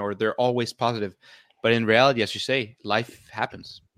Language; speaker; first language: English; non-native, fluent; Danish